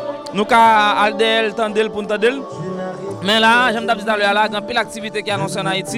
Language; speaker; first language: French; non-native, local second language; Haitian Creole